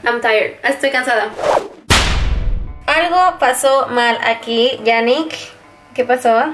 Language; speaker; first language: Spanish; native; Spanish